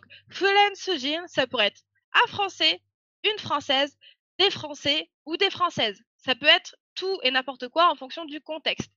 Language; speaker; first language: French; native; French